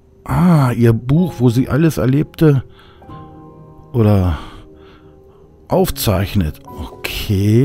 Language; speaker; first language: German; native; German